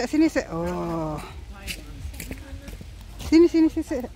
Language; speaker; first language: Malay; native; Malay